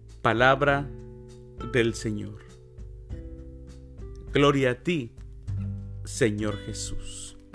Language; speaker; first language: Spanish; native; Spanish